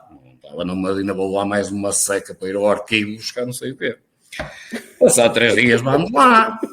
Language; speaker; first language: Portuguese; native; Portuguese